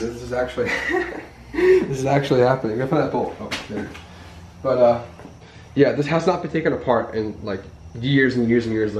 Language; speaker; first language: English; native; English